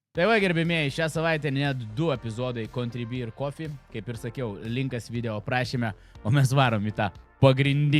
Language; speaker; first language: Lithuanian; native; Lithuanian